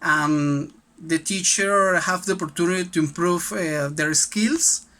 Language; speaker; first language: English; non-native, learner; Spanish